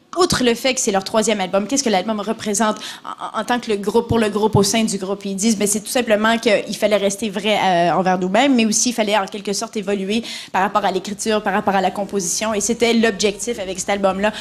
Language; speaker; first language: French; native; French